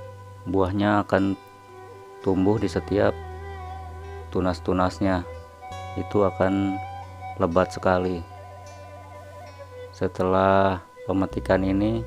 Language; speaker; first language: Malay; non-native, local second language; Sundanese